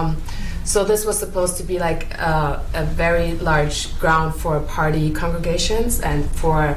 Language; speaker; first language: English; non-native, fluent; German